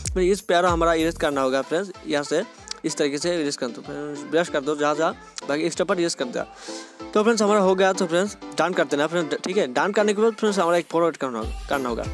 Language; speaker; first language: Hindi; non-native, local second language; Bangla